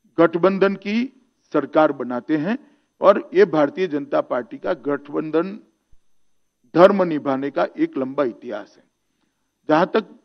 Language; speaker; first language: Hindi; non-native, local second language; Gujarati